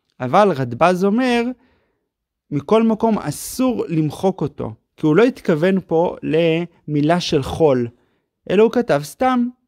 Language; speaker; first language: Hebrew; native; Hebrew